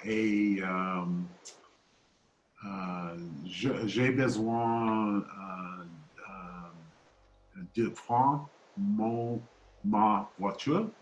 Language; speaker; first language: French; non-native, learner; English